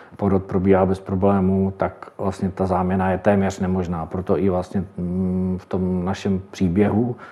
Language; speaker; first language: Czech; native; Czech